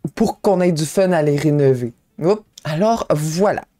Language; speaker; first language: French; native; French